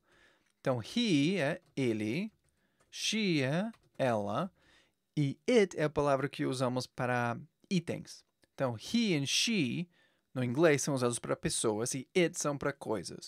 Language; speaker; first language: Portuguese; non-native, fluent; English